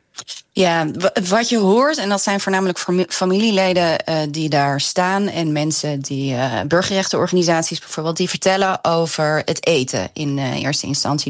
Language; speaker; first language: Dutch; native; Dutch